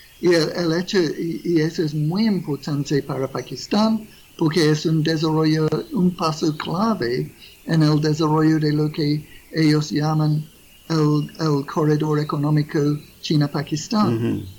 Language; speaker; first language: Spanish; non-native, fluent; English